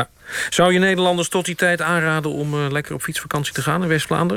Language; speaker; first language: Dutch; native; Dutch